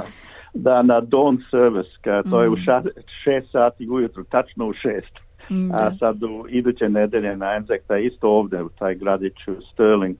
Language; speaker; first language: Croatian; early bilingual, heritage; Serbian